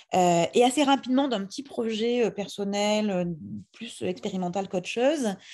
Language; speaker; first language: French; native; French